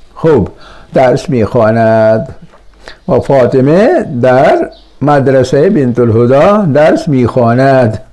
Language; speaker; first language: Persian; non-native, fluent; Urdu